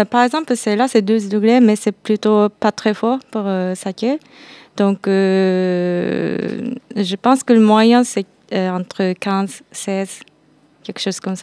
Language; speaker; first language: French; non-native, fluent; Japanese